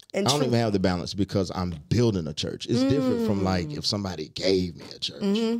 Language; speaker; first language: English; native; English